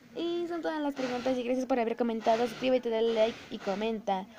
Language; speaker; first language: Spanish; native; Spanish